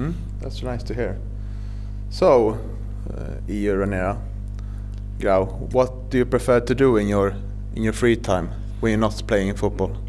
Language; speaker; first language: English; non-native, fluent; Swedish